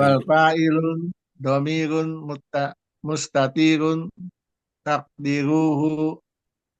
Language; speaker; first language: Arabic; non-native, learner; Indonesian